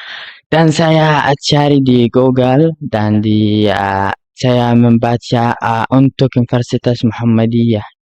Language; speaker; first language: Indonesian; non-native, learner; Arabic